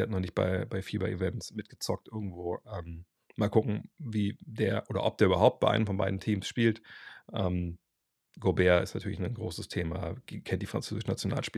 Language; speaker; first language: German; native; German